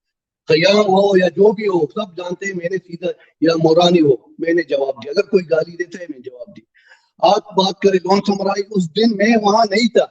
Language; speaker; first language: Hindi; non-native, fluent; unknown